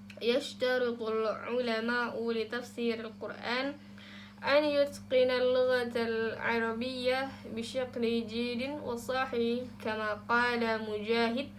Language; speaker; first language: Arabic; non-native, learner; Indonesian